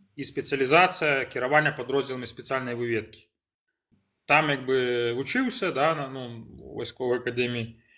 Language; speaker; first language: Belarusian; non-native, local second language; Russian